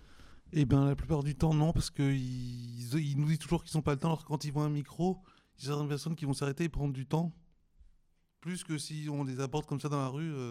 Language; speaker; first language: French; native; French